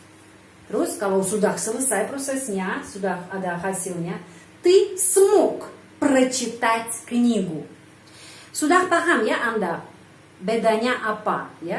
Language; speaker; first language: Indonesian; non-native, fluent; Russian